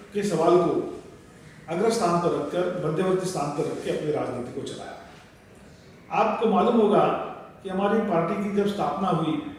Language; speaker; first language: Hindi; non-native, local second language; Marathi